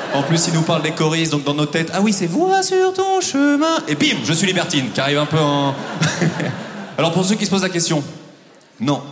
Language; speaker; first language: French; native; French